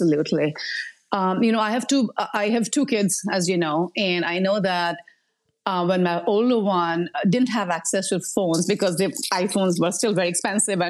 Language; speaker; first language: English; non-native, local second language; Hindi